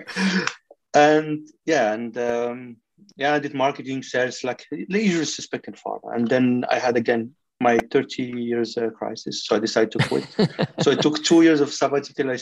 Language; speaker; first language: English; non-native, fluent; French